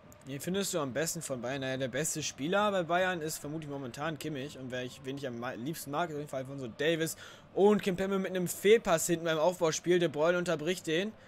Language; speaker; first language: German; native; German